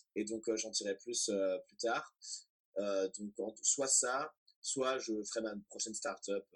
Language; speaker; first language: French; native; French